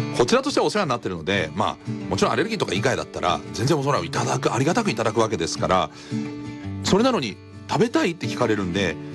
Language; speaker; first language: Japanese; early bilingual, other home language; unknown